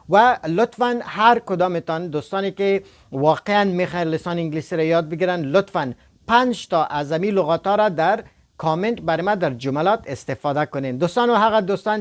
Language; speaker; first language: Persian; non-native, local second language; Pashto